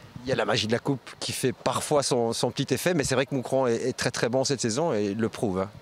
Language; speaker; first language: French; native; French